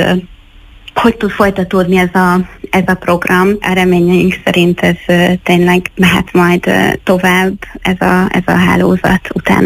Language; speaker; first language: Hungarian; native; Hungarian